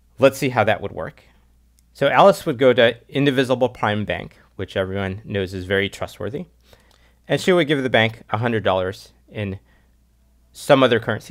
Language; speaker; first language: English; native; English